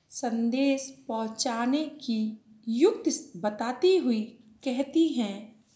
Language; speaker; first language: Hindi; native; Hindi